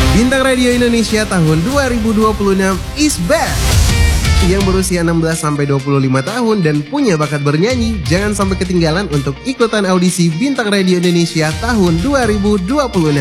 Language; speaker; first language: Indonesian; native; Indonesian